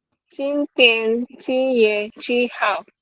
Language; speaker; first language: Chinese; non-native, learner; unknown